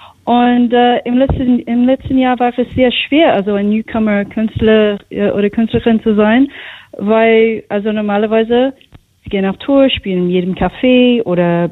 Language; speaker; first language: German; non-native, fluent; English